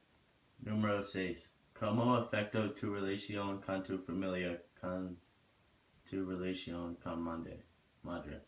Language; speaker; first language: Spanish; non-native, learner; English